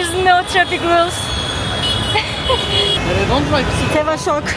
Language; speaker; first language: English; non-native, learner; Turkish